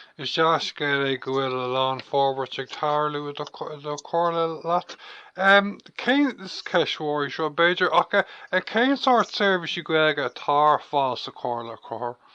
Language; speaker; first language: Irish; non-native, local second language; English